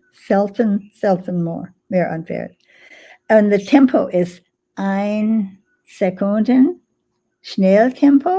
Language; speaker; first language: German; non-native, fluent; English